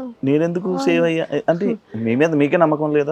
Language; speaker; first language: Telugu; native; Telugu